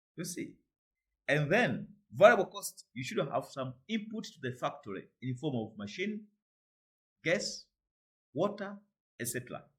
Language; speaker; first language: English; non-native, local second language; Swahili